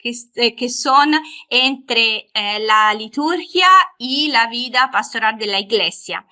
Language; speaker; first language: Spanish; non-native, fluent; Italian